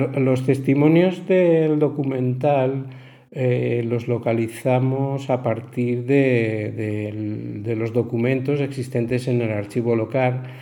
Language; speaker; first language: Spanish; native; Spanish